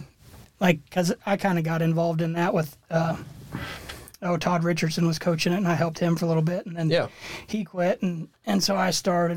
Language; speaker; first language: English; native; English